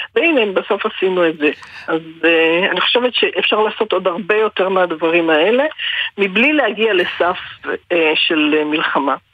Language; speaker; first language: Hebrew; native; Hebrew